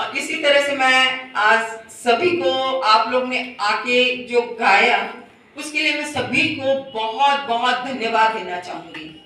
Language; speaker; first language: Hindi; native; Hindi